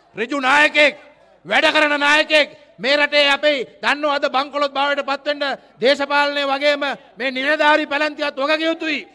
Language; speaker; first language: Sinhala; native; Sinhala